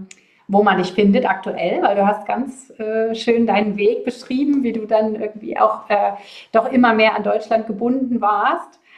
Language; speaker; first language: German; native; German